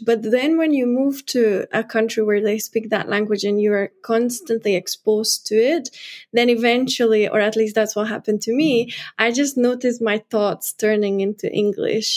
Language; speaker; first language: English; non-native, fluent; Hungarian